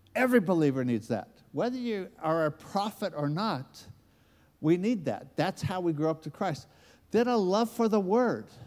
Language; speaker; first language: English; native; English